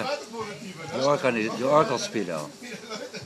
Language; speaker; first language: German; non-native, fluent; Dutch